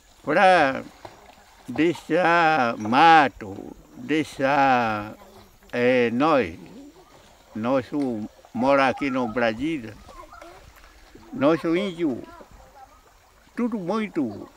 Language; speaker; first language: Portuguese; non-native, local second language; Kayapó